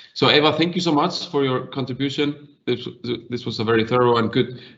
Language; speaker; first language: English; non-native, fluent; Icelandic